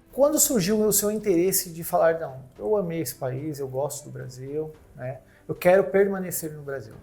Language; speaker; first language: Portuguese; native; Portuguese